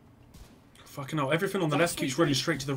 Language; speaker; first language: English; native; English